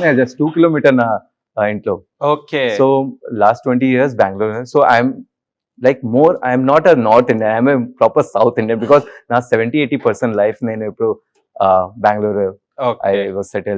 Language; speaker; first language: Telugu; non-native, learner; Hindi